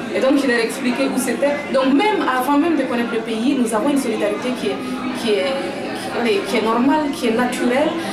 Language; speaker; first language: French; non-native, local second language; Mossi